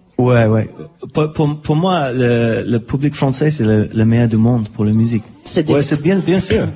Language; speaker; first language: French; non-native, learner; English